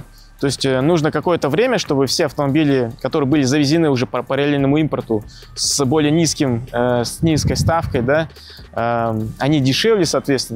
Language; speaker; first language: Russian; native; Russian